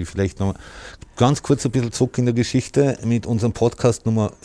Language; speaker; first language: German; native; German